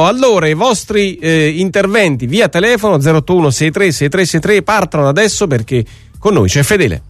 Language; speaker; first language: Italian; native; Italian